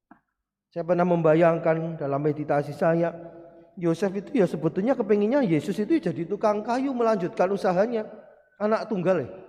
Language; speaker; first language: Indonesian; non-native, local second language; Javanese